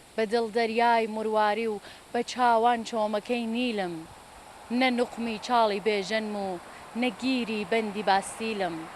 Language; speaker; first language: Central Kurdish; native; Central Kurdish